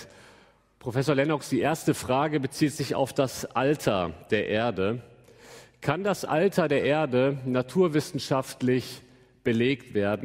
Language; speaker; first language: German; native; German